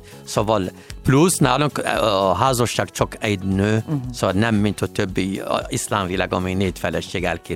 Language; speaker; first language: Hungarian; non-native, learner; Arabic